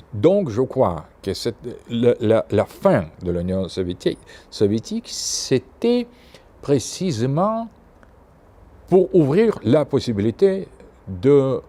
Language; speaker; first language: French; non-native, fluent; Russian